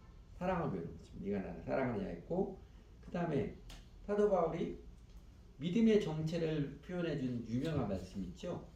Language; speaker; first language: Korean; native; Korean